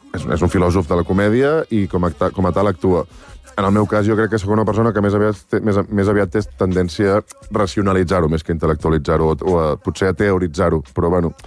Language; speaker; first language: Catalan; native; Catalan